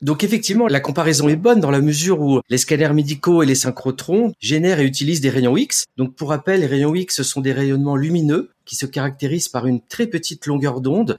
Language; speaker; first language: French; native; French